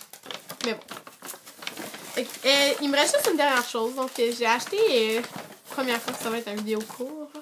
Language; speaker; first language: French; native; French